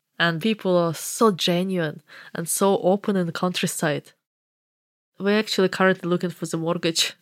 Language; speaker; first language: English; non-native, fluent; Russian